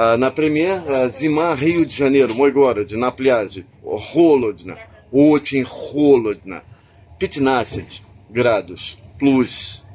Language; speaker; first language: Russian; non-native, learner; Portuguese